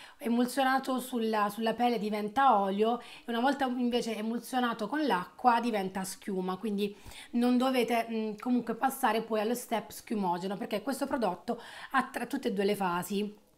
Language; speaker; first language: Italian; native; Italian